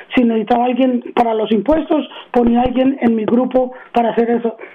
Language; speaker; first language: Spanish; early bilingual, heritage; Spanish